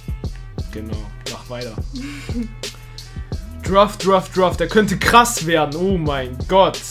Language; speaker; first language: German; early bilingual, other home language; Turkish